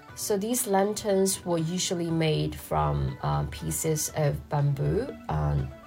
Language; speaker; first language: English; non-native, fluent; Chinese